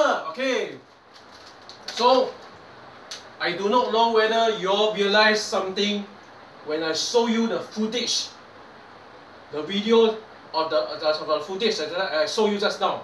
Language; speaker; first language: English; non-native, local second language; Chinese